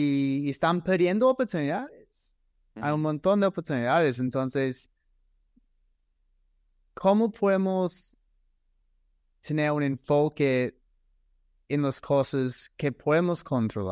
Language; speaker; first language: Spanish; non-native, fluent; English